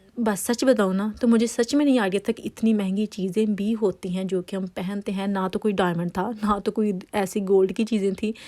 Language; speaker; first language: Urdu; native; Urdu